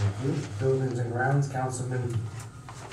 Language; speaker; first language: English; native; English